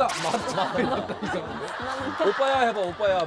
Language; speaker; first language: Korean; native; Korean